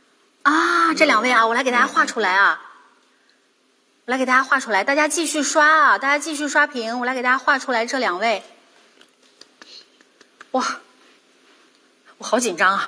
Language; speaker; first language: Chinese; native; Chinese